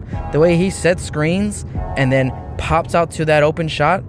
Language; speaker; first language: English; native; English